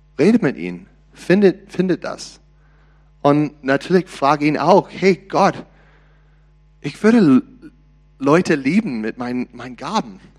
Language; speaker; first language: German; non-native, learner; English